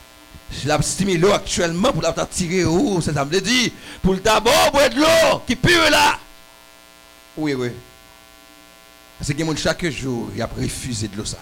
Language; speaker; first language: French; non-native, local second language; Haitian Creole